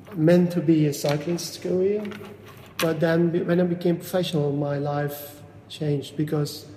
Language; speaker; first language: English; non-native, fluent; Dutch